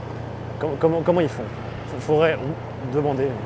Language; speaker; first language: French; native; French